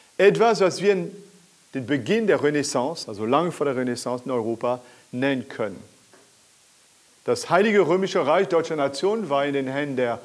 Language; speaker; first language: German; non-native, fluent; French